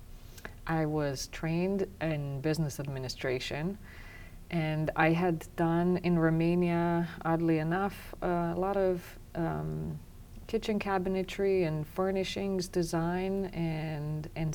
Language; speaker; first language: English; non-native, fluent; Romanian